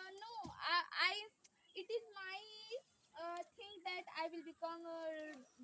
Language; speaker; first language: English; non-native, learner; Hindi